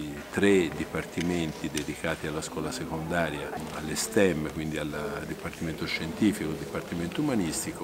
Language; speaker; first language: Italian; native; Italian